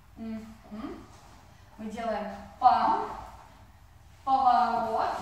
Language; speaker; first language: Russian; non-native, fluent; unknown